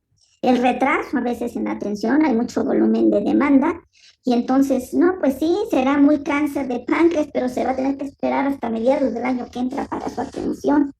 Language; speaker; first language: Spanish; native; Spanish